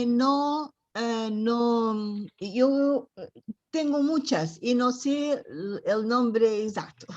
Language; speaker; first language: Spanish; non-native, learner; Portuguese